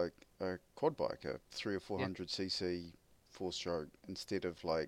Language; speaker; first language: English; native; English